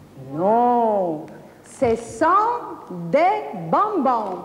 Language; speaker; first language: French; non-native, fluent; Italian